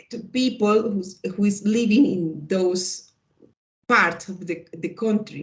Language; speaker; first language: English; non-native, learner; Spanish